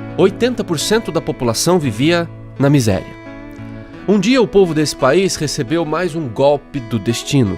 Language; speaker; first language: Portuguese; native; Portuguese